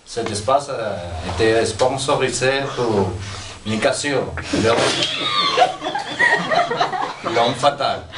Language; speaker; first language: French; non-native, learner; Spanish